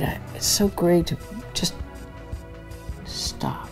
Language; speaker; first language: English; native; English